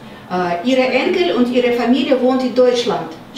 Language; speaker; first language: German; non-native, fluent; Russian